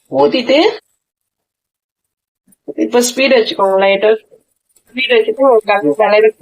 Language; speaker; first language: Tamil; native; Tamil